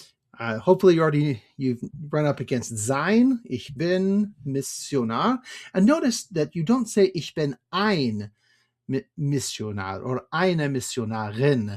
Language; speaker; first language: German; non-native, fluent; English